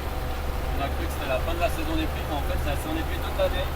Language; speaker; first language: French; native; French